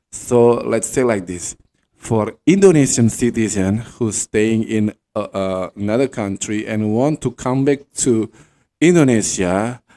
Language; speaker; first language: English; non-native, fluent; Indonesian